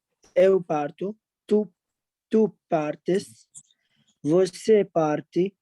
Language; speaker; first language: Portuguese; non-native, learner; Arabic